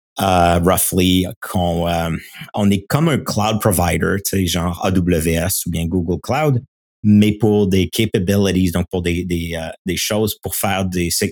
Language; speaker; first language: French; native; French